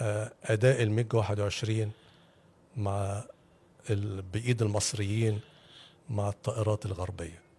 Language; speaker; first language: Arabic; native; Arabic